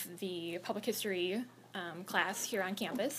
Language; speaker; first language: English; native; English